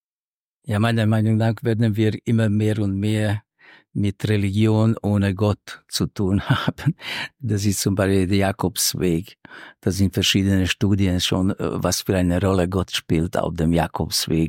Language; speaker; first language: German; non-native, fluent; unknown